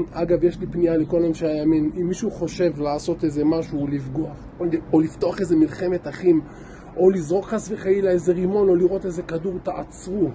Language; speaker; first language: Hebrew; native; Hebrew